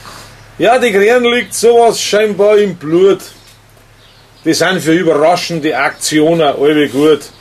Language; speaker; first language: German; native; German